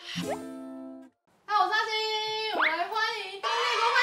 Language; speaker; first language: Korean; non-native, learner; Chinese